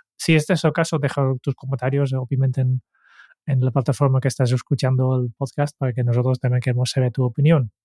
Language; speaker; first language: Spanish; non-native, fluent; Dutch